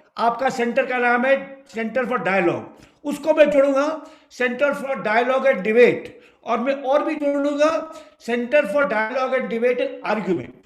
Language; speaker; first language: Hindi; non-native, local second language; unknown